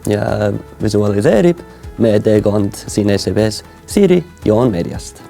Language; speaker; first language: Estonian; non-native, fluent; English